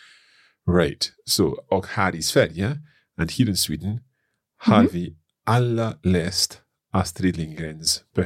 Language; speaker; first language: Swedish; non-native, learner; English